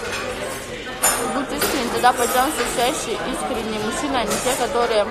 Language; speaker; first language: Russian; native; Russian